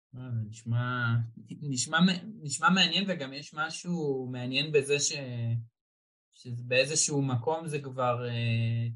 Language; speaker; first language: Hebrew; native; Hebrew